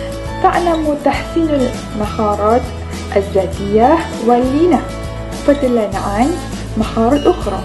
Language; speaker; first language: Arabic; non-native, learner; Malay